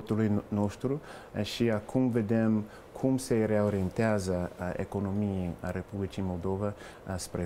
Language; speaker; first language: Romanian; non-native, fluent; English